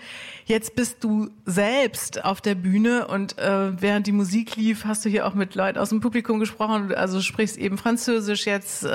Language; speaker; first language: German; native; German